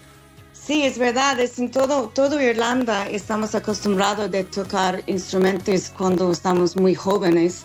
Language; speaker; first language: Spanish; non-native, fluent; English